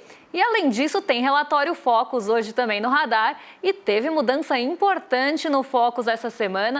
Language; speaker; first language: Portuguese; native; Portuguese